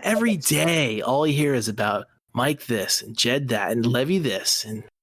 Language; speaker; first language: English; native; English